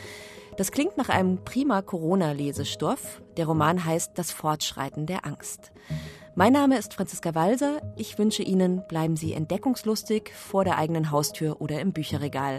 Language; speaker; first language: German; native; German